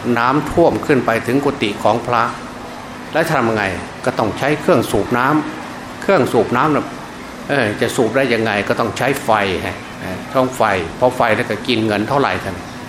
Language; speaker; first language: Thai; non-native, local second language; Northeastern Thai